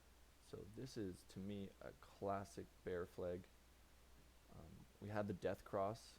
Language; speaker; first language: English; native; English